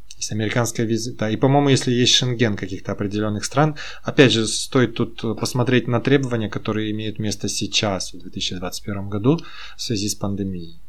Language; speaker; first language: Russian; native; Russian